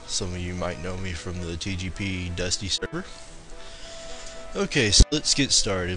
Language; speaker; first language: English; native; English